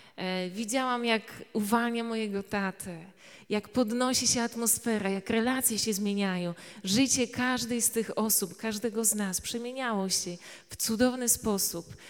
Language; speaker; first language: Polish; native; Polish